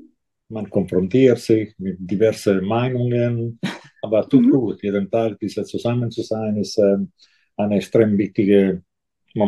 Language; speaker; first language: German; non-native, local second language; Italian